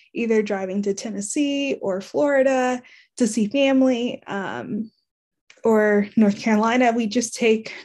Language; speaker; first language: English; early bilingual, other home language; Haitian Creole